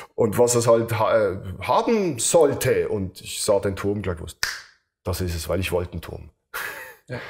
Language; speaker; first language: German; native; German